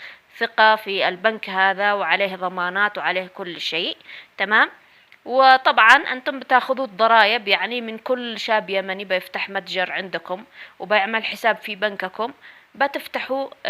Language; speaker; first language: Arabic; native; Arabic